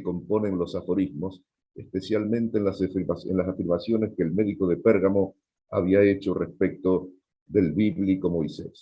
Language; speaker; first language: Spanish; native; Spanish